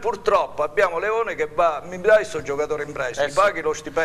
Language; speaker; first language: Italian; native; Italian